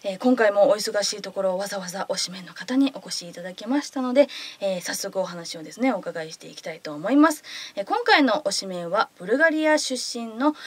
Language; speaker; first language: Japanese; native; Japanese